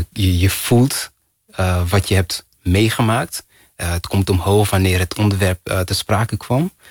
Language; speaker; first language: Dutch; early bilingual, other home language; Kinyarwanda